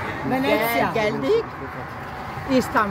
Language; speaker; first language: Turkish; non-native, learner; Italian